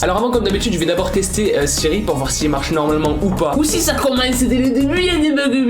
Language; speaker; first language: French; native; French